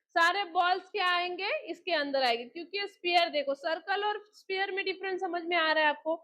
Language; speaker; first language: Hindi; non-native, local second language; Marathi